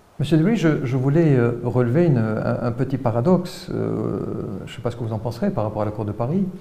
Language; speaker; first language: French; non-native, local second language; Arabic